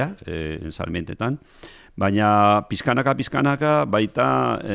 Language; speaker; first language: Basque; non-native, local second language; Spanish